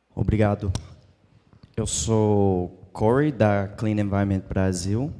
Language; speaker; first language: Portuguese; non-native, fluent; English